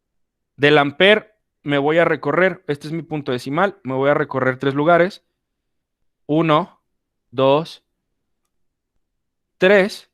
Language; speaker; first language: Spanish; native; Spanish